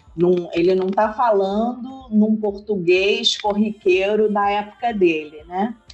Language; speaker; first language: Portuguese; native; Portuguese